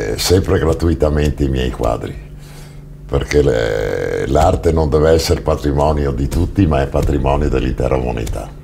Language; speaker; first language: Italian; native; Italian